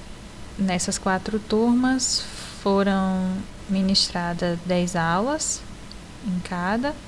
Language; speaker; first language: Portuguese; native; Portuguese